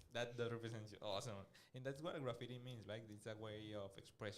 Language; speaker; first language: English; non-native, fluent; Spanish